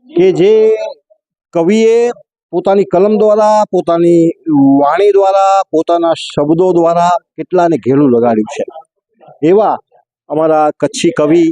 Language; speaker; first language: Gujarati; non-native, local second language; Kachhi